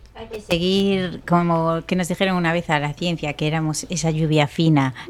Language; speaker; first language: Spanish; native; Spanish